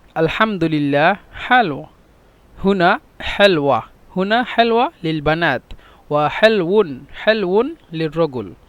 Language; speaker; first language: Egyptian Arabic; non-native, fluent; Bangla